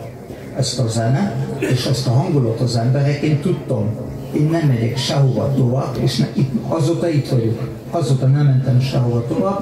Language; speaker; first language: Hungarian; non-native, fluent; German